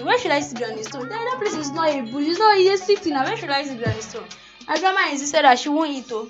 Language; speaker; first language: English; non-native, local second language; Yoruba